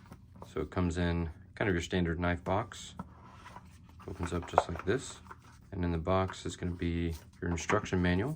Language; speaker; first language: English; native; English